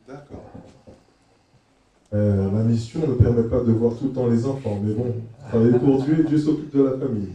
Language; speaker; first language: French; native; French